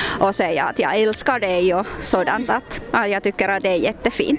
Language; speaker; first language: Swedish; non-native, local second language; Finnish